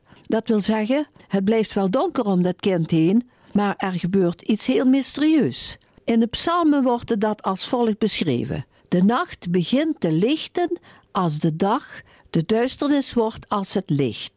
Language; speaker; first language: Dutch; native; Dutch